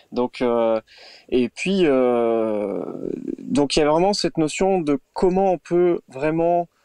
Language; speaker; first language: French; native; French